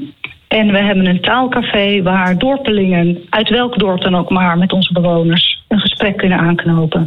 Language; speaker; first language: Dutch; native; Dutch